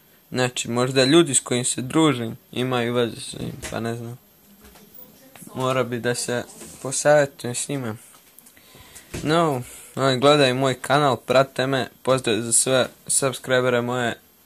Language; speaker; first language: Serbian; native; Serbian